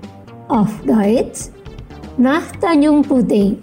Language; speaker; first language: German; non-native, fluent; Indonesian